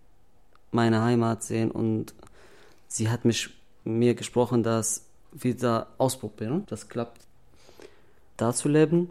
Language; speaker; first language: German; non-native, learner; Arabic